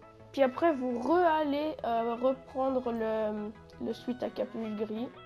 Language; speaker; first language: French; native; French